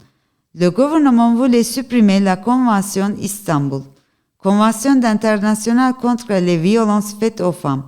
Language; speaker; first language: French; non-native, learner; Turkish